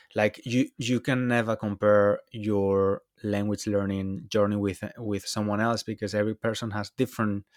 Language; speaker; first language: English; non-native, fluent; Spanish